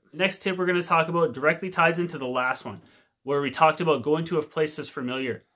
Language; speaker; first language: English; native; English